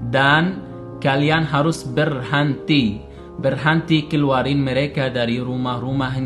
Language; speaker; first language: Indonesian; non-native, learner; Arabic